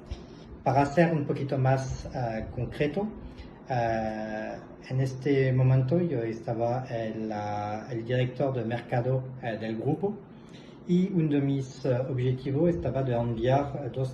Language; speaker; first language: Spanish; non-native, fluent; French